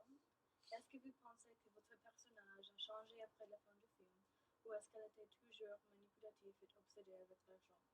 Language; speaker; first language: French; non-native, learner; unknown